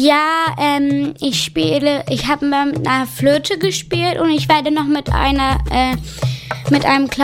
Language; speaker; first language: German; early bilingual, other home language; Turkish